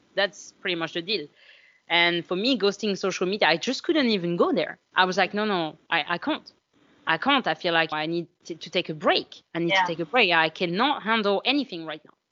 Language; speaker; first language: English; non-native, fluent; French